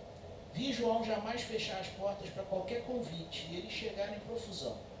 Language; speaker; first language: Portuguese; native; Portuguese